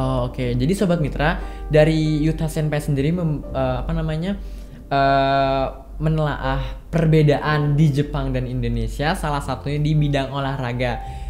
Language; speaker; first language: Indonesian; native; Indonesian